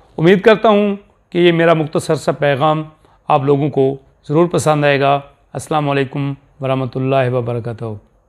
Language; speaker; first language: Urdu; non-native, local second language; Saraiki